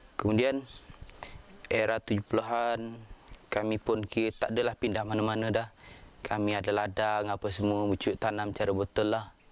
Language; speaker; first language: Malay; non-native, local second language; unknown